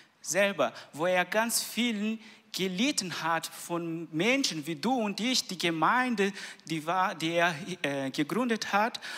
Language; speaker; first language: German; non-native, learner; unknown